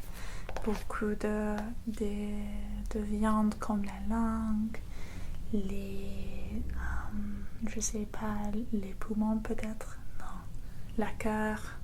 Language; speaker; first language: French; non-native, fluent; English